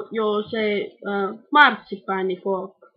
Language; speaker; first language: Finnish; non-native, learner; Estonian